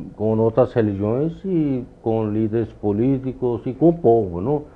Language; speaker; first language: Portuguese; non-native, fluent; Urdu